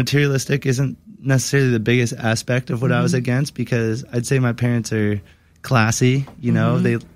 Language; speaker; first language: English; native; English